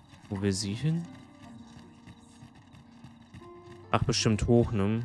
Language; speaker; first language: German; native; German